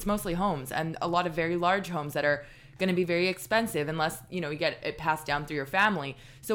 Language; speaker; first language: English; native; English